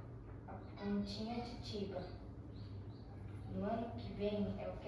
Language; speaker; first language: Portuguese; early bilingual, heritage; Portuguese